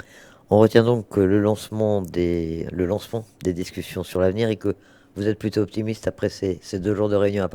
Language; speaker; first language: French; native; French